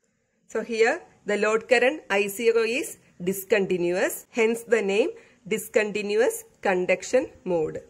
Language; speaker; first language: English; non-native, local second language; Malayalam